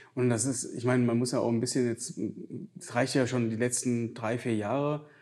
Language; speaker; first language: German; native; German